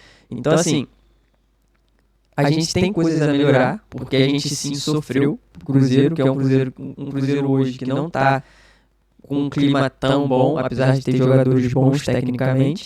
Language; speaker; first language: Portuguese; native; Portuguese